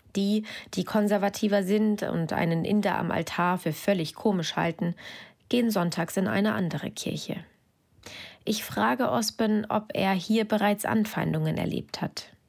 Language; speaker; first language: German; early bilingual, other home language; Malayalam